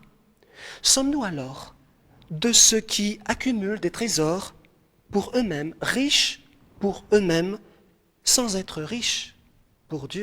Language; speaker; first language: French; non-native, local second language; Arabic